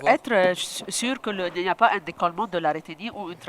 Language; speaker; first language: French; non-native, local second language; Arabic